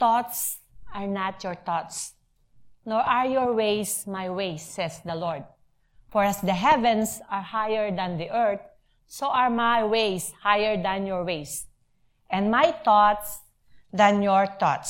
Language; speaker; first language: English; non-native, local second language; Filipino